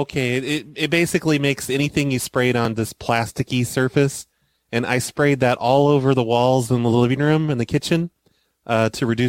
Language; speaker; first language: English; native; English